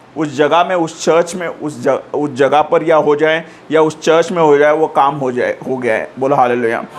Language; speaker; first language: Hindi; non-native, local second language; Marathi